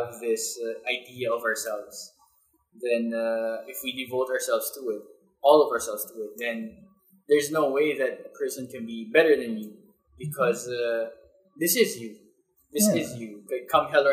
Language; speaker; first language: English; non-native, local second language; Hiligaynon